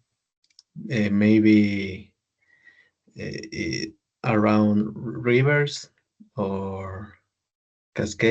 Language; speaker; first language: English; non-native, learner; Spanish